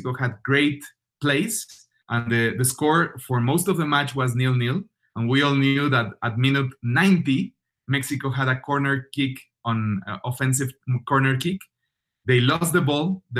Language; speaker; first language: English; non-native, fluent; Spanish